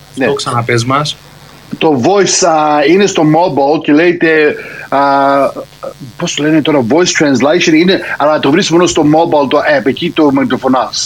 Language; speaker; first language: Greek; early bilingual, heritage; Greek